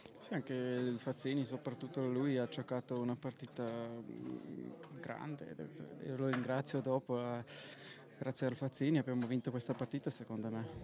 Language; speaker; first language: Italian; non-native, local second language; German